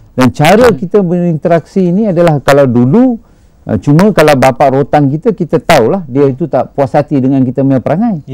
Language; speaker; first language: Malay; non-native, local second language; Tamil